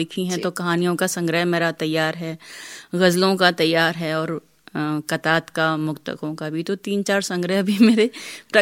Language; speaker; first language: Hindi; non-native, local second language; Rajasthani